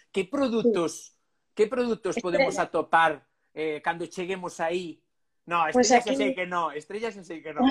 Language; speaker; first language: Galician; non-native, local second language; Spanish